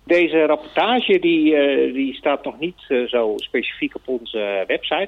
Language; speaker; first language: Dutch; native; Dutch